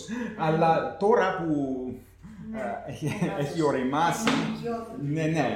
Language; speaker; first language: Greek; non-native, fluent; English